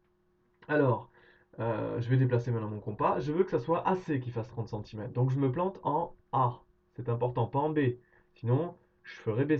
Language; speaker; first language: French; native; French